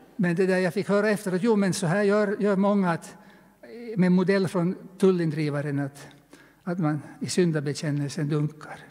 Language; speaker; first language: Swedish; native; Swedish